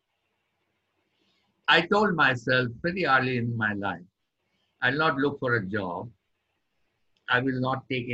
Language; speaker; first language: English; non-native, local second language; Bangla